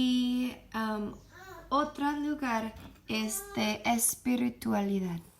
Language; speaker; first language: Spanish; non-native, learner; English